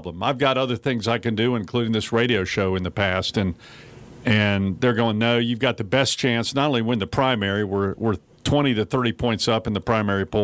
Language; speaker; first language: English; native; English